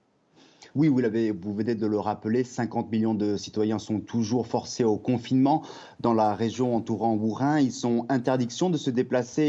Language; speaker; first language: French; native; French